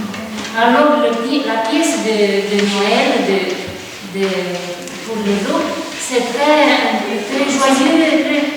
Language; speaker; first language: French; non-native, fluent; Italian